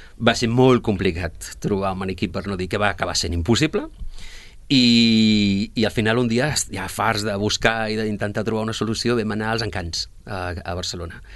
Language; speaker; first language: Catalan; early bilingual, other home language; Spanish